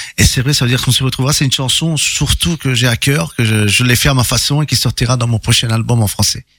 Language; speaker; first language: French; early bilingual, other home language; Italian